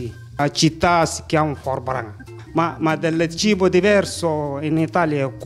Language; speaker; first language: Italian; non-native, learner; Arabic